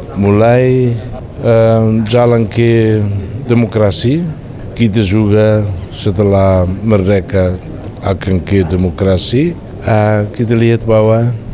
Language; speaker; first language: Indonesian; non-native, fluent; Tetum